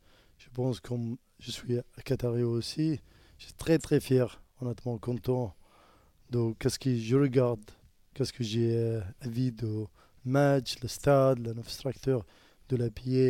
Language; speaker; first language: French; non-native, learner; Arabic